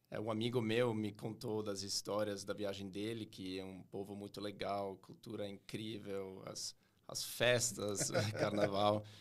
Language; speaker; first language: Portuguese; non-native, fluent; German